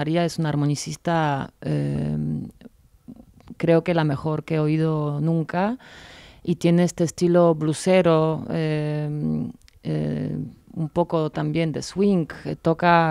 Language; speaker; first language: Spanish; non-native, fluent; Polish